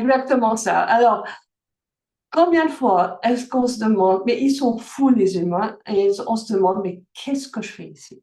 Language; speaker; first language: French; early bilingual, heritage; French